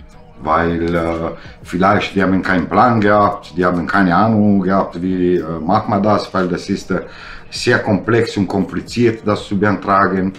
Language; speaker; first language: German; non-native, learner; Italian